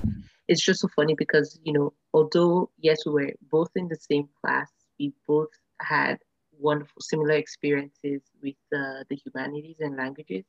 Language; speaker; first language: English; non-native, local second language; Yoruba